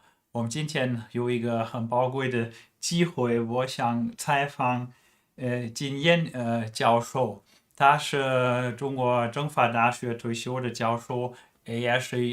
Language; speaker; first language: Chinese; non-native, fluent; German